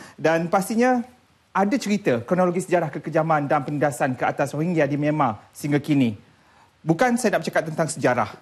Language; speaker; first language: Malay; native; Malay